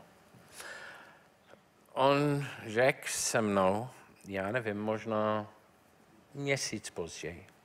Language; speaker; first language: Czech; non-native, learner; English